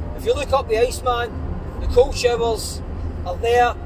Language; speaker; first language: English; native; English